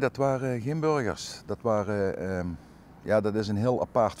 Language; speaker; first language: Dutch; native; Dutch